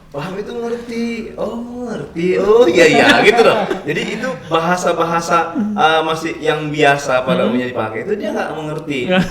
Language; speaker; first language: Indonesian; native; Indonesian